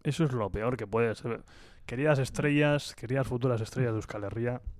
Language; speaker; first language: Spanish; non-native, local second language; Basque